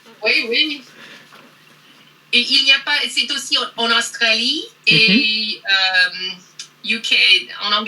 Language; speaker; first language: French; non-native, learner; English